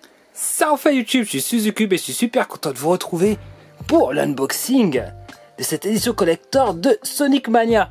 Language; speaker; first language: French; native; French